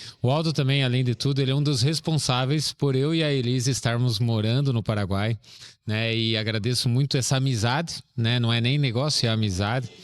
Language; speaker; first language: Portuguese; native; Portuguese